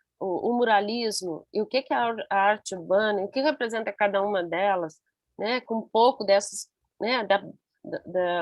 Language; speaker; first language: Portuguese; non-native, learner; Spanish